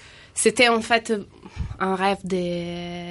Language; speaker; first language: French; non-native, fluent; Italian